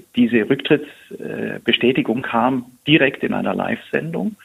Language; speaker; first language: German; native; German